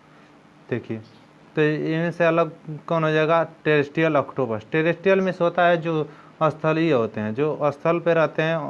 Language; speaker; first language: Hindi; native; Hindi